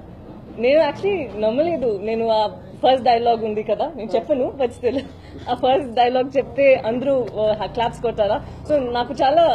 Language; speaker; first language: Telugu; non-native, fluent; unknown